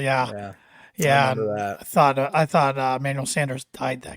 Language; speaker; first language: English; native; English